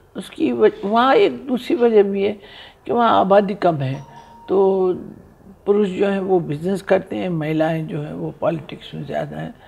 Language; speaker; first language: Hindi; native; Hindi